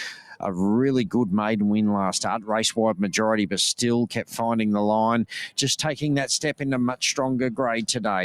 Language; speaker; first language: English; native; English